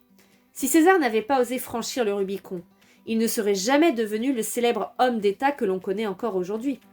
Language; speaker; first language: French; native; French